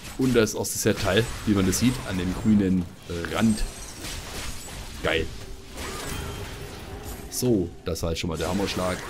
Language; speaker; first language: German; native; German